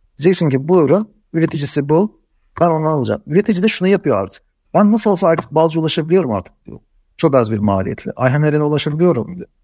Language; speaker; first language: Turkish; native; Turkish